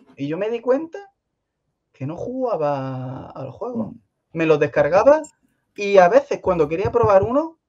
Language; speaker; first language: Spanish; native; Spanish